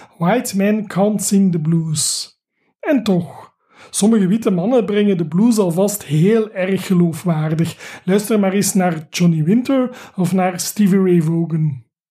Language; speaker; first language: Dutch; native; Dutch